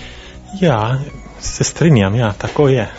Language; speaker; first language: Slovenian; non-native, fluent; Finnish